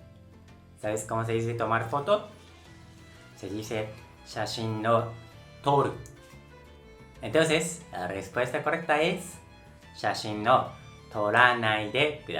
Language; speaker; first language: Spanish; non-native, local second language; Japanese